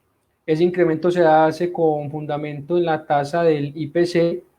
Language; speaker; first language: Spanish; native; Spanish